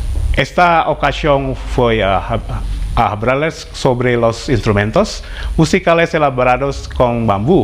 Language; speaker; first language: Spanish; non-native, fluent; Indonesian